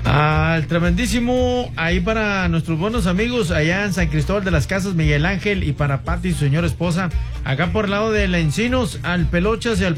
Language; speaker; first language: Spanish; native; Spanish